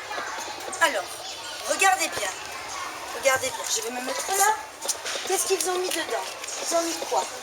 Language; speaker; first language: French; native; French